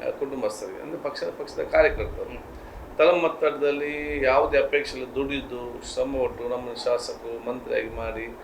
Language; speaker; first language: Kannada; non-native, local second language; Badaga